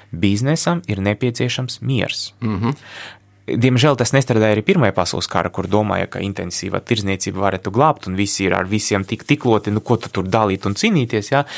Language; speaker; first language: Latvian; non-native, local second language; Russian